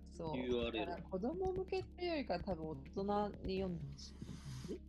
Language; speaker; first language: Japanese; native; Japanese